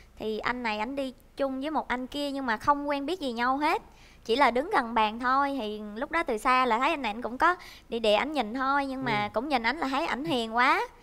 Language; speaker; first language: Vietnamese; native; Vietnamese